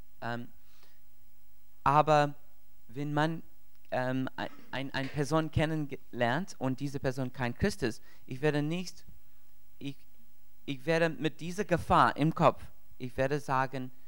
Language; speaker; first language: German; non-native, learner; English